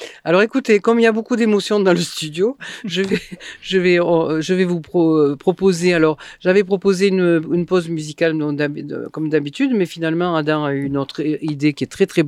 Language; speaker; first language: French; native; French